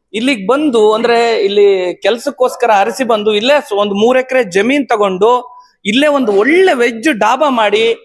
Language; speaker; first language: Kannada; native; Kannada